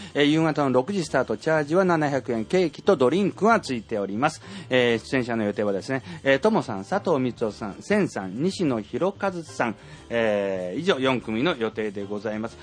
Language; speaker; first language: Japanese; native; Japanese